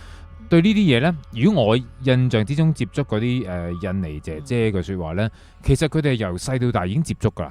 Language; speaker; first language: Cantonese; native; Cantonese